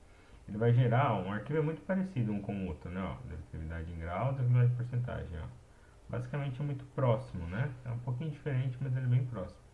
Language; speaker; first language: Portuguese; native; Portuguese